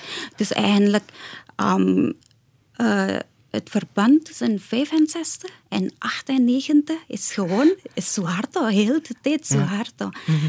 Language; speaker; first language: Dutch; non-native, fluent; Indonesian